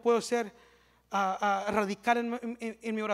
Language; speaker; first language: Spanish; early bilingual, heritage; Spanish